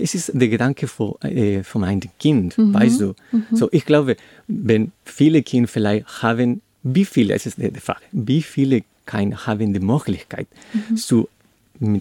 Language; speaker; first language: German; non-native, learner; Spanish